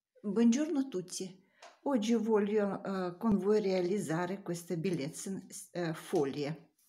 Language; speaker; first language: Italian; non-native, learner; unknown